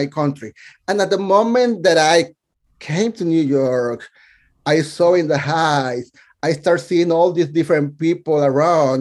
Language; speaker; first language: English; non-native, fluent; Spanish